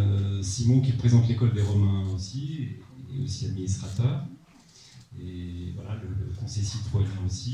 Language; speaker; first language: French; native; French